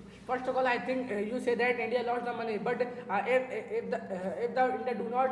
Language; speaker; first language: English; non-native, learner; Hindi